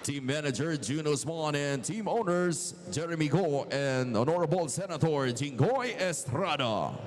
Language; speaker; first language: English; non-native, local second language; Filipino